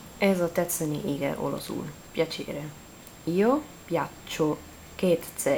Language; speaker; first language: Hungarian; non-native, learner; Italian